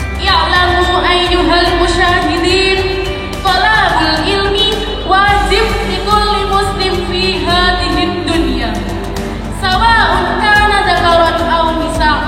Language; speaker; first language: Arabic; non-native, learner; Indonesian